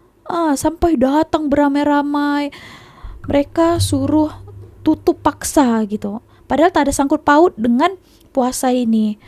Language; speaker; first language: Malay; non-native, local second language; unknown